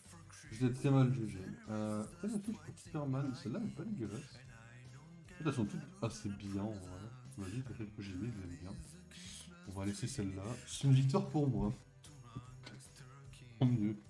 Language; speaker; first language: French; native; French